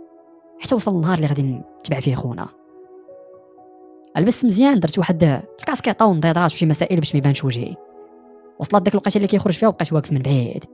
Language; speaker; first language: Arabic; native; Arabic